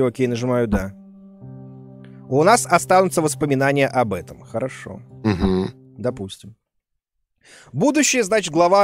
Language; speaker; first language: Russian; native; Russian